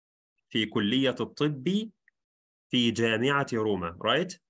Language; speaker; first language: Arabic; non-native, fluent; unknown